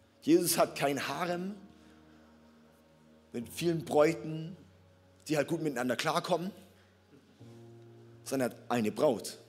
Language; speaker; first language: German; native; German